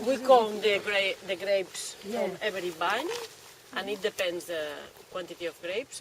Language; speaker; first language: English; non-native, learner; Catalan